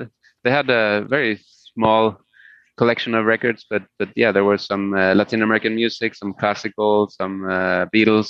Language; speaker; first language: English; non-native, fluent; Spanish